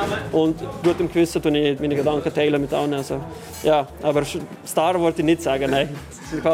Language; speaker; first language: German; non-native, fluent; Lithuanian